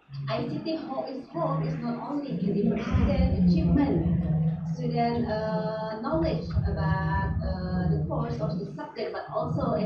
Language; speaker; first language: English; non-native, learner; Indonesian